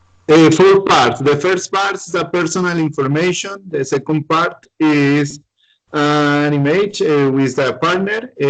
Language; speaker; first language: English; non-native, learner; Spanish